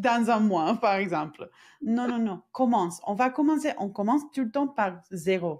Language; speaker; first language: French; non-native, fluent; Spanish